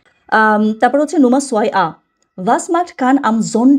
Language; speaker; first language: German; non-native, fluent; Bangla